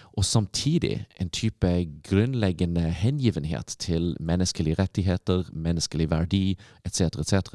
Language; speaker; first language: Norwegian; non-native, fluent; English